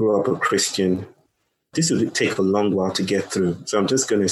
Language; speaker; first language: English; non-native, local second language; Yoruba